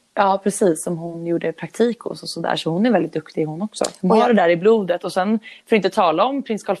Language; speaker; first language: Swedish; native; Swedish